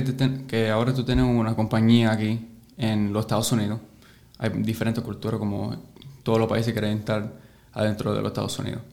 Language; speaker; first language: Spanish; early bilingual, heritage; English